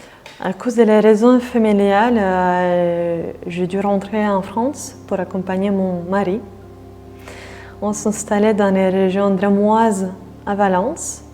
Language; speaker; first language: French; non-native, fluent; Russian